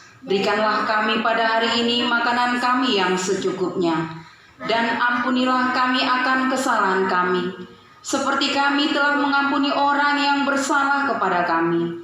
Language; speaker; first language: Indonesian; native; Indonesian